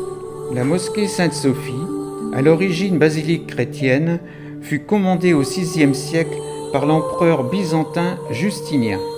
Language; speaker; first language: French; native; French